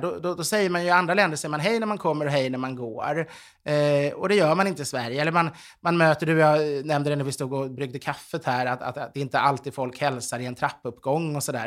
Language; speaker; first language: Swedish; native; Swedish